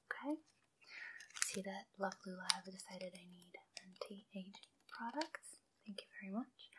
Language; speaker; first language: English; early bilingual, other home language; Russian